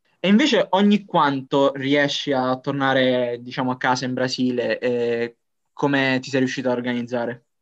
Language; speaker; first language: Italian; native; Italian